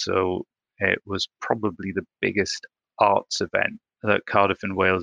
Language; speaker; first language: English; native; English